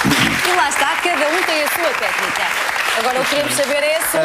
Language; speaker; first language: Portuguese; native; Portuguese